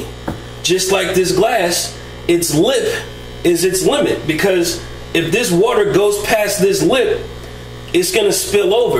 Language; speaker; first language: English; native; English